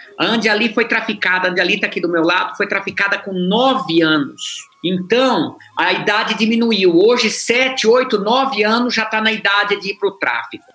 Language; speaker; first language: Portuguese; native; Portuguese